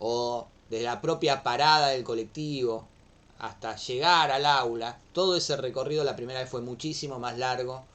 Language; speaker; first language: Spanish; native; Spanish